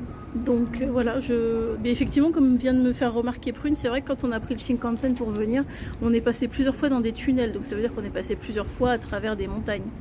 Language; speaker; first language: French; native; French